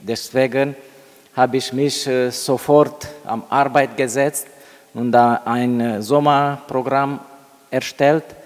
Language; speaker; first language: German; non-native, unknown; Romanian